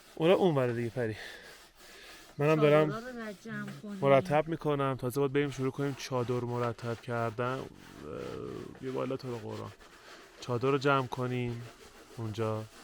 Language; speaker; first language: Persian; native; Persian